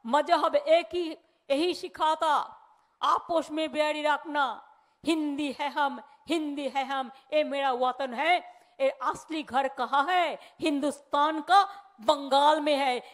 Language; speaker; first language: Hindi; non-native, local second language; Bangla